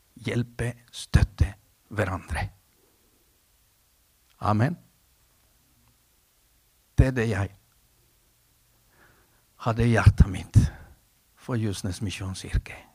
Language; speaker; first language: Norwegian; non-native, fluent; Spanish